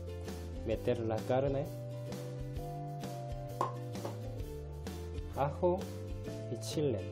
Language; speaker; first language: Spanish; non-native, fluent; Korean